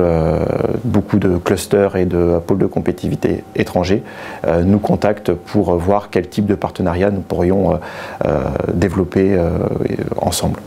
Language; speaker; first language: French; native; French